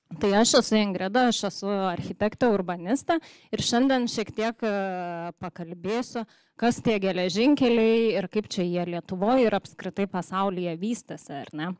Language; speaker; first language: Lithuanian; native; Lithuanian